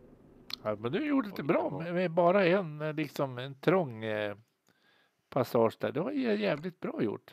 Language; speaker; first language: Swedish; native; Swedish